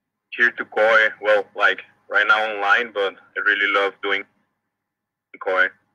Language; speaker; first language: English; non-native, learner; Spanish